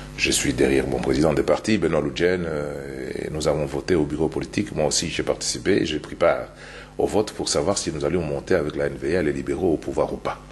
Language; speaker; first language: French; non-native, local second language; Luba-Lulua